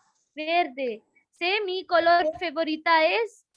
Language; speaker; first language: Spanish; non-native, learner; Hindi